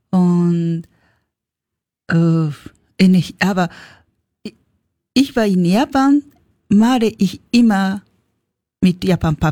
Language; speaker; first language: German; non-native, learner; Japanese